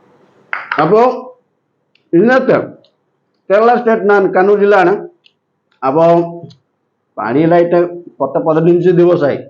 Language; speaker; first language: Malayalam; non-native, fluent; Odia